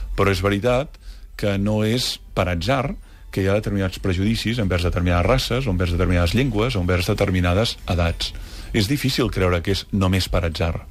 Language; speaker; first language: Catalan; native; Catalan